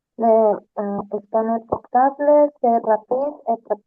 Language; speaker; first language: French; non-native, learner; Spanish